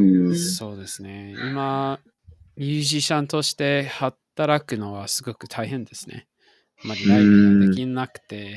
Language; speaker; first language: Japanese; non-native, fluent; English